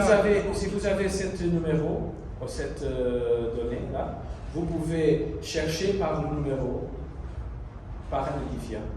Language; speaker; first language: French; non-native, fluent; Portuguese